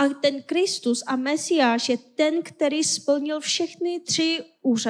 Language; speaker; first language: Czech; non-native, fluent; Korean